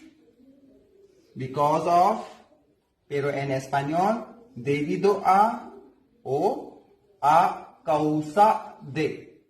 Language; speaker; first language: Spanish; non-native, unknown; Hindi